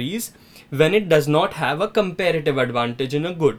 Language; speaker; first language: English; non-native, local second language; Hindi